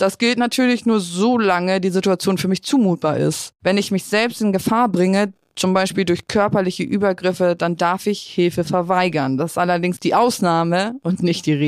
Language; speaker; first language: German; native; German